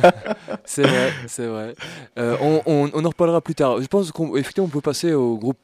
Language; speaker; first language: French; native; French